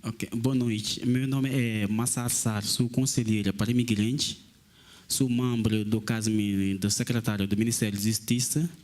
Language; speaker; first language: Portuguese; non-native, learner; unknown